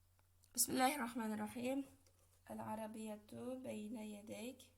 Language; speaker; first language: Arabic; non-native, fluent; Uyghur